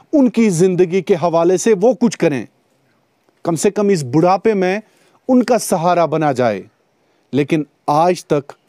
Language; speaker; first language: Hindi; non-native, local second language; Kashmiri